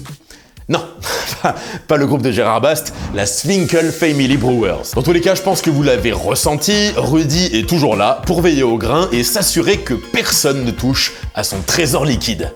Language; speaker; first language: French; native; French